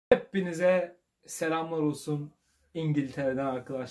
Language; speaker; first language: Turkish; native; Turkish